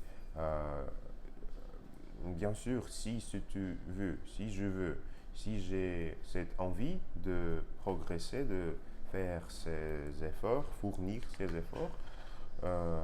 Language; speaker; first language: French; non-native, learner; Russian